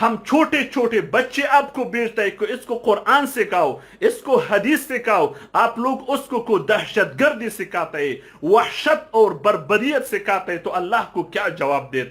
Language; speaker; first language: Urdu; non-native, fluent; Pashto